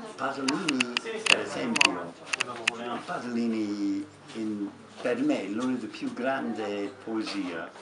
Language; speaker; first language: Italian; non-native, learner; English